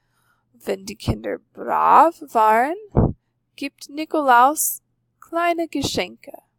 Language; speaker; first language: German; non-native, fluent; English